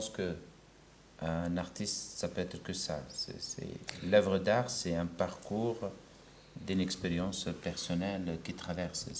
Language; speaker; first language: French; non-native, local second language; Arabic